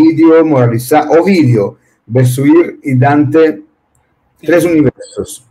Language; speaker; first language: Spanish; non-native, fluent; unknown